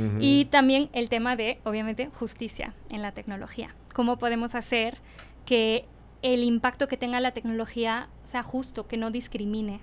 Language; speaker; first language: Spanish; early bilingual, heritage; Spanish